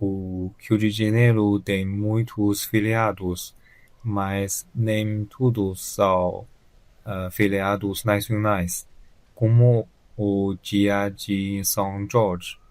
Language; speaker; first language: Portuguese; non-native, learner; Chinese